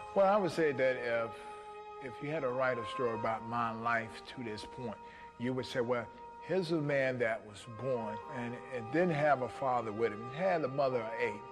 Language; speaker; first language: English; native; English